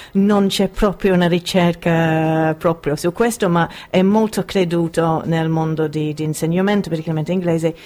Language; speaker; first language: Italian; non-native, fluent; English